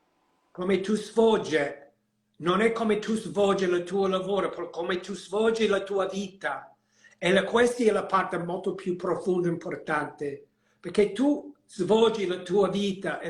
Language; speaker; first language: Italian; non-native, learner; English